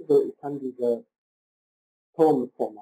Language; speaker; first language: German; non-native, fluent; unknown